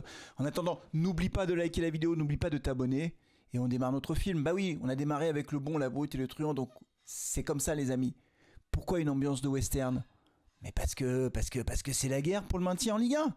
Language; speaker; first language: French; native; French